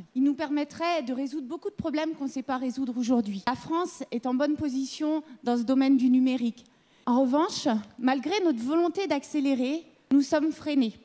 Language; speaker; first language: French; native; French